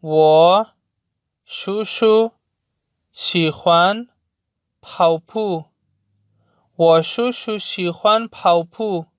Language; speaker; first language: Chinese; non-native, fluent; Urdu